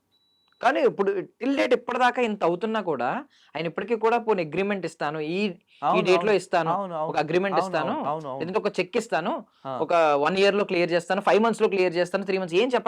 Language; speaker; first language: Telugu; native; Telugu